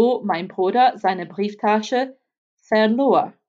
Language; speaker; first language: German; non-native, fluent; English